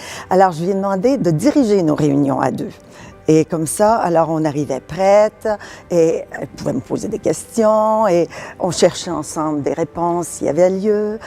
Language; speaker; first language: French; native; French